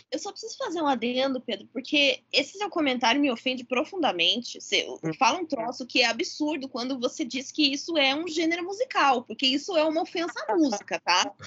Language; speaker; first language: Portuguese; native; Portuguese